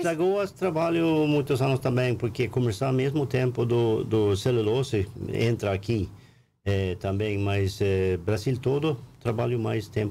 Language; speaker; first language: Portuguese; non-native, learner; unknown